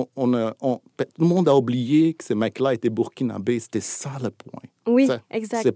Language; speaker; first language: French; non-native, fluent; Portuguese